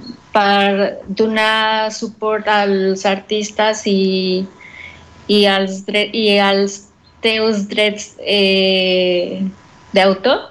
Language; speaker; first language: Catalan; non-native, learner; Spanish